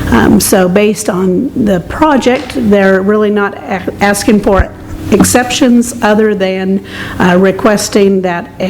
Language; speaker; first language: English; native; English